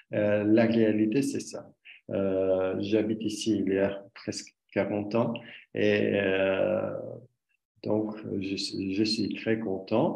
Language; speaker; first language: French; non-native, learner; Armenian